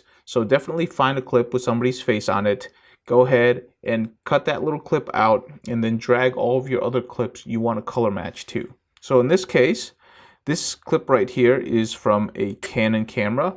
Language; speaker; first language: English; native; English